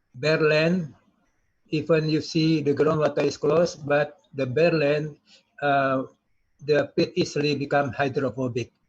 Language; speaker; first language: English; non-native, learner; Indonesian